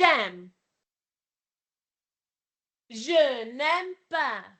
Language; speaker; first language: French; non-native, fluent; Welsh